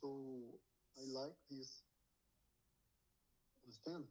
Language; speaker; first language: English; non-native, learner; Portuguese